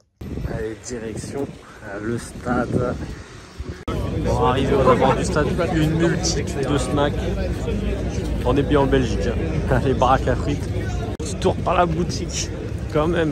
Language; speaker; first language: French; native; French